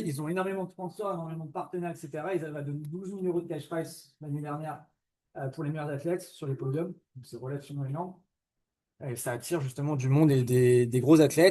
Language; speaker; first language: French; native; French